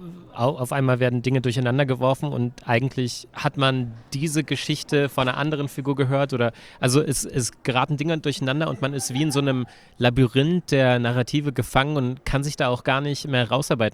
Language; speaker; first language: German; native; German